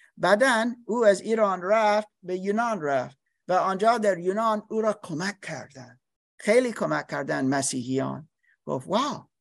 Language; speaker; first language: Persian; non-native, learner; English